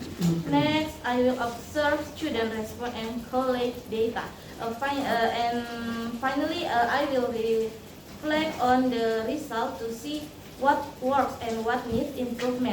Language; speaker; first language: English; non-native, learner; Indonesian